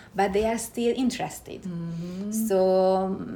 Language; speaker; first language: English; non-native, fluent; Hungarian